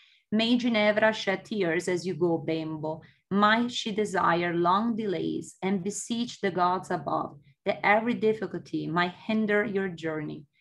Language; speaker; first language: English; non-native, fluent; Italian